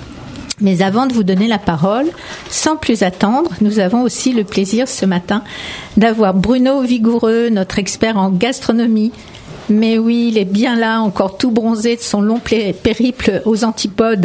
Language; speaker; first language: French; native; French